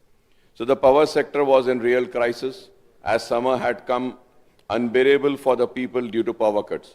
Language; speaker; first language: English; non-native, local second language; Urdu